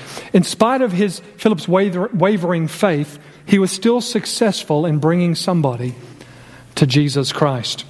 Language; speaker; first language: English; native; English